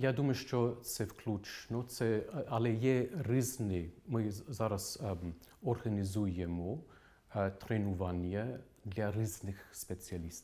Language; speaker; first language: Ukrainian; non-native, fluent; English